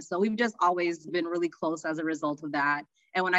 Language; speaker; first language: English; native; English